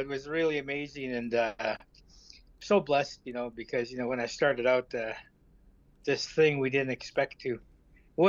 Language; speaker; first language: English; native; English